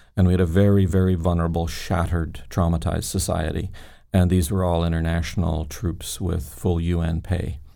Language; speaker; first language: English; native; English